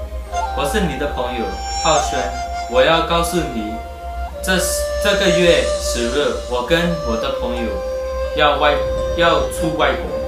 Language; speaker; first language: Chinese; non-native, learner; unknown